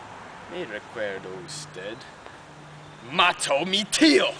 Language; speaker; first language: Spanish; non-native, learner; English